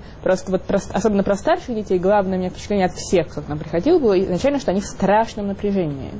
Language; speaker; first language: Russian; native; Russian